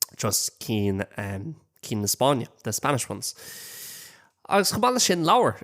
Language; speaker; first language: Irish; non-native, local second language; English